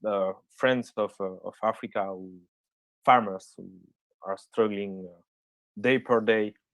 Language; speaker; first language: English; non-native, fluent; French